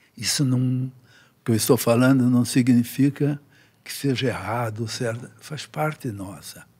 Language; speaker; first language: Portuguese; native; Portuguese